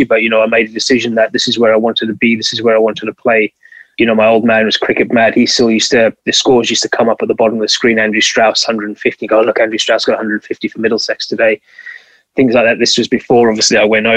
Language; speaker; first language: English; native; English